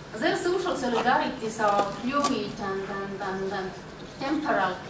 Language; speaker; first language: English; non-native, fluent; Estonian